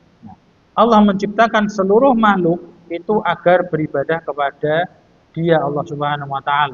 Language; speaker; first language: Indonesian; native; Indonesian